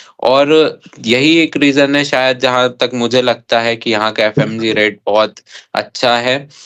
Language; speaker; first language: Hindi; native; Hindi